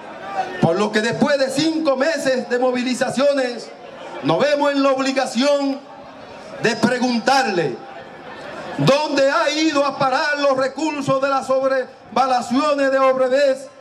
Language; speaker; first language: Spanish; native; Spanish